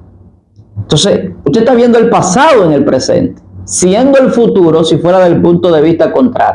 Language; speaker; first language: Spanish; native; Spanish